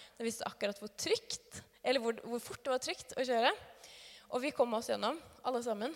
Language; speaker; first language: Norwegian; native; Norwegian